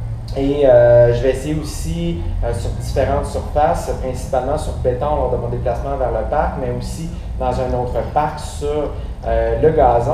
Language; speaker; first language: French; native; French